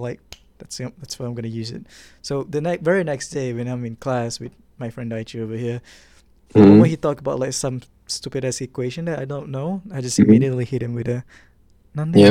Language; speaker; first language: English; non-native, local second language; Malay